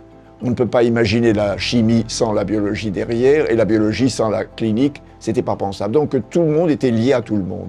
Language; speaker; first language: French; native; French